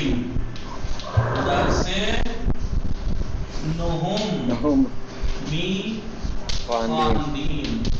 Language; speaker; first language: Persian; non-native, fluent; Urdu